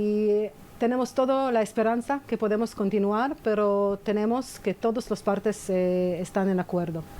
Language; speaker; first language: Spanish; non-native, fluent; Hebrew